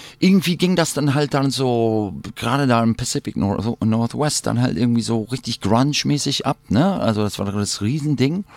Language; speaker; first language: German; non-native, fluent; English